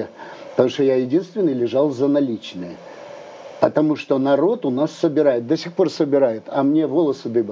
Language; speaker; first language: Russian; native; Russian